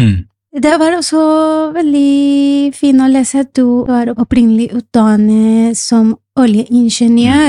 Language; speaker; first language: Swedish; non-native, fluent; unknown